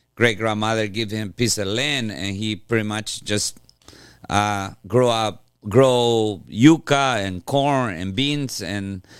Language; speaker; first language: English; non-native, fluent; Spanish